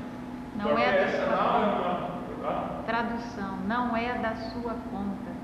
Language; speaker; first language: Portuguese; native; Portuguese